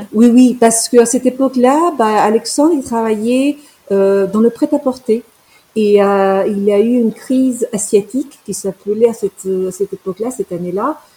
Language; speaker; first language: French; non-native, fluent; Spanish